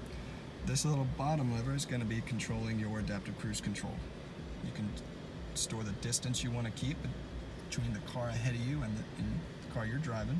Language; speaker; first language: English; native; English